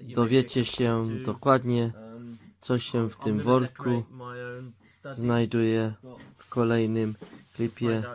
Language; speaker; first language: Polish; non-native, learner; English